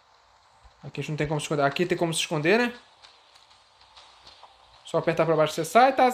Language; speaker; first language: Portuguese; native; Portuguese